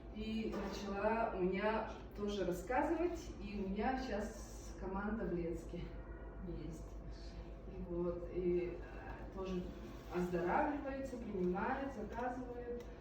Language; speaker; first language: Russian; non-native, local second language; Yakut